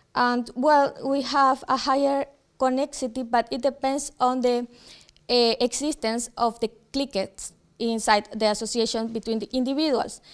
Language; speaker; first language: English; non-native, fluent; Ukrainian